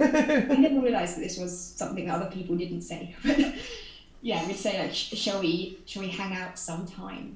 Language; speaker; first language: English; native; English